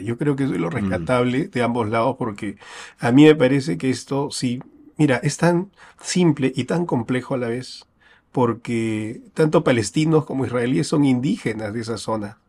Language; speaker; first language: Spanish; native; Spanish